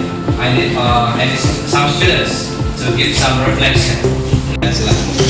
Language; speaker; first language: English; non-native, fluent; Indonesian